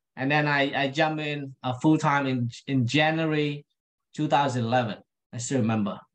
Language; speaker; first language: English; non-native, fluent; Vietnamese